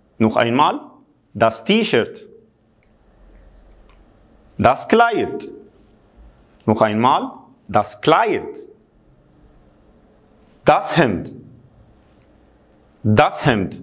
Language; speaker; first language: German; non-native, fluent; Arabic